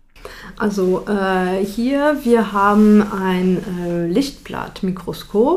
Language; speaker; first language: German; non-native, fluent; French